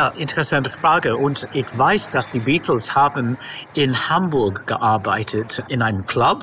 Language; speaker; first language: German; non-native, fluent; English